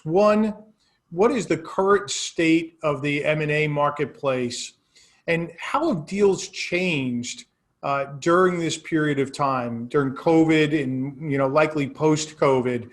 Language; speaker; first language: English; native; English